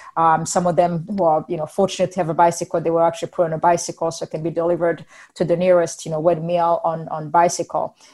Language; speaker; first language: English; non-native, fluent; Rundi